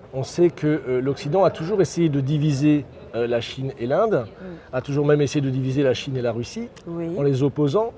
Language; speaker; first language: French; native; French